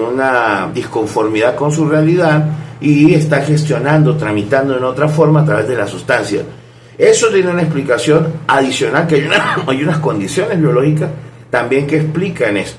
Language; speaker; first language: Spanish; native; Spanish